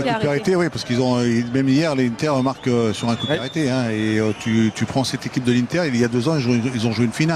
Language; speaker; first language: French; native; French